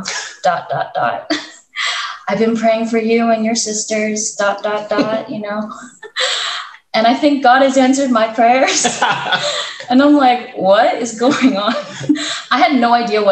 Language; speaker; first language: English; native; English